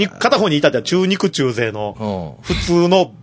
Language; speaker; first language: Japanese; native; Japanese